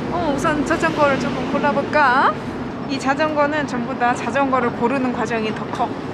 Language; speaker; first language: Korean; native; Korean